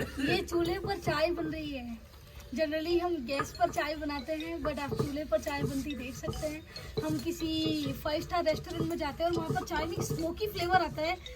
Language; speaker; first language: Hindi; native; Hindi